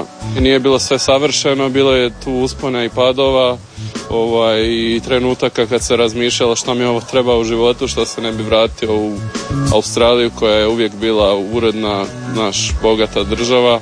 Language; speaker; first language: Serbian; early bilingual, heritage; Serbian